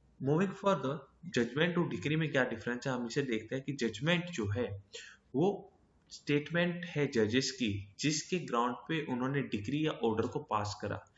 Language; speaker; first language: Hindi; native; Hindi